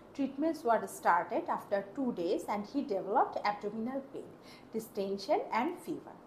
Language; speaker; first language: English; non-native, local second language; Bangla